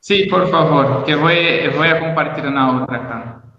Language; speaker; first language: Spanish; non-native, learner; Portuguese